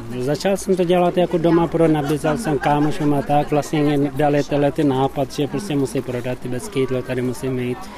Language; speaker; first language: Czech; non-native, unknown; Tibetan